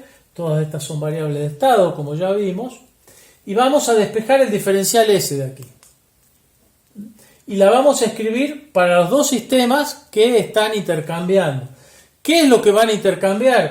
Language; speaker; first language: Spanish; native; Spanish